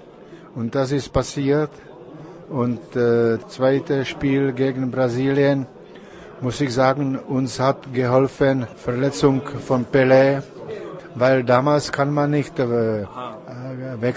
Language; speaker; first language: German; non-native, learner; Czech